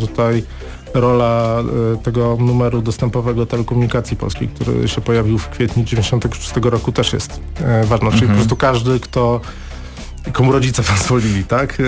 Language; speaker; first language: Polish; native; Polish